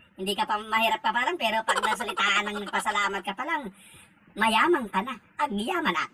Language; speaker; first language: Filipino; non-native, local second language; Iloko